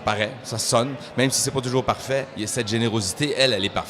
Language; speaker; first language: French; native; French